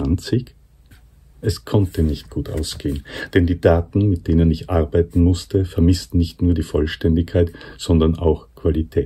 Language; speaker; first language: German; native; German